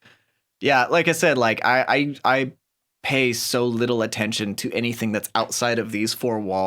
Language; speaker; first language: English; native; English